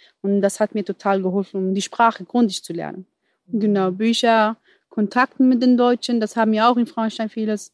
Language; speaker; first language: German; non-native, fluent; Arabic